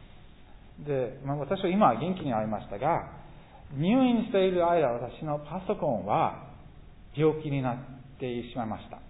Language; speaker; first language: Japanese; non-native, fluent; English